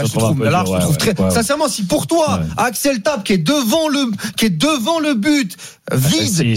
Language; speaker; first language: French; native; French